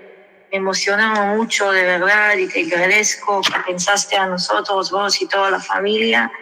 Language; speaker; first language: Spanish; early bilingual, heritage; Spanish